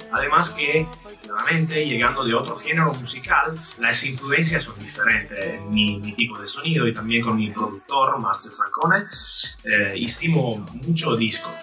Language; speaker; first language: Spanish; non-native, fluent; Italian